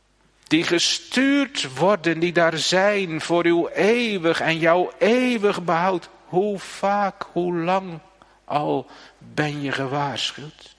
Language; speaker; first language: Dutch; native; Dutch